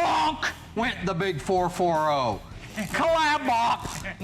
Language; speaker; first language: English; native; English